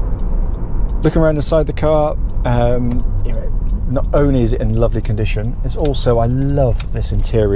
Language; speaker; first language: English; native; English